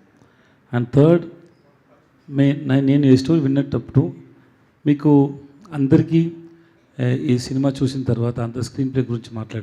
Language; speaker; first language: Telugu; non-native, learner; Tamil